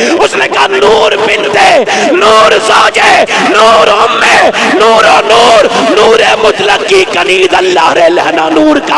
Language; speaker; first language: Urdu; native; Urdu